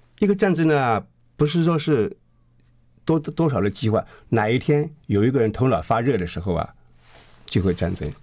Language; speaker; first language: Chinese; early bilingual, heritage; Chinese